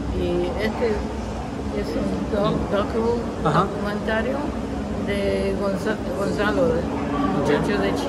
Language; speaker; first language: Spanish; non-native, local second language; English